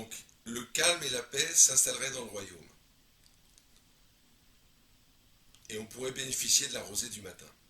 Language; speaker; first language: French; native; French